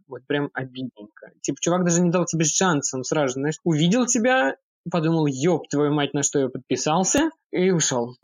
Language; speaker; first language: Russian; early bilingual, heritage; Russian